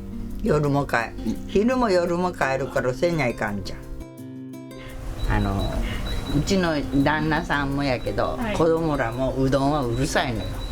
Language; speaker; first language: Japanese; native; Japanese